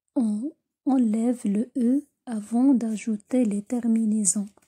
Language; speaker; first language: French; non-native, local second language; Arabic